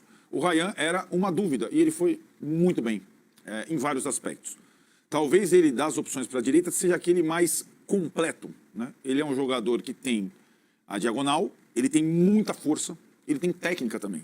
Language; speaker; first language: Portuguese; native; Portuguese